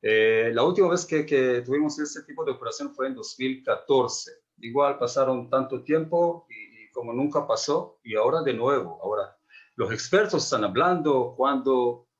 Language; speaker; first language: Spanish; non-native, fluent; Hebrew